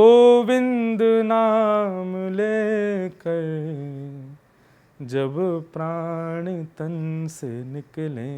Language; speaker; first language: Hindi; native; Hindi